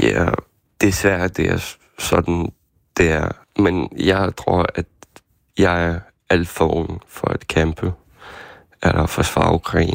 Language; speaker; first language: Danish; non-native, fluent; Ukrainian